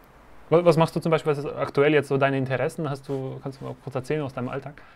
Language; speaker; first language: German; native; German